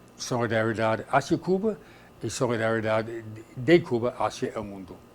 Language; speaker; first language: Spanish; non-native, fluent; English